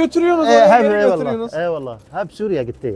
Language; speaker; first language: Turkish; non-native, learner; Arabic